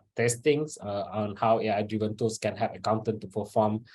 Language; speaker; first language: English; non-native, local second language; Malay